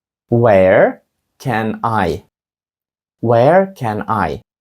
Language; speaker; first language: English; non-native, fluent; Ukrainian